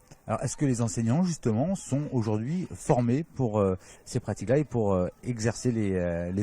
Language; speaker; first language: French; native; French